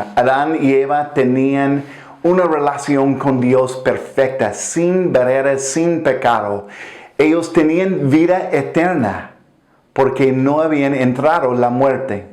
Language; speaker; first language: Spanish; non-native, fluent; English